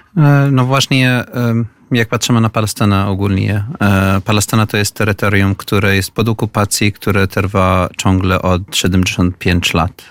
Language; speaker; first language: Polish; non-native, fluent; Arabic